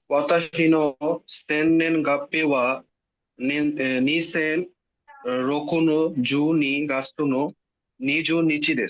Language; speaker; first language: Japanese; non-native, learner; Bangla